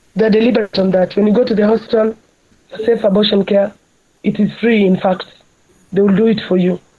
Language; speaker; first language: English; non-native, local second language; Luo (Kenya and Tanzania)